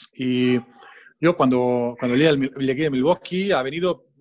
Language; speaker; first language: Spanish; non-native, fluent; Bosnian